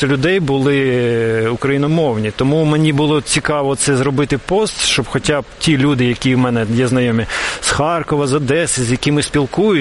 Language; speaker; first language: Ukrainian; non-native, local second language; Russian